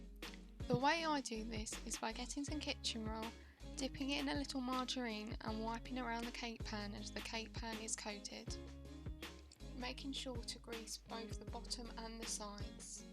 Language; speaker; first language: English; native; English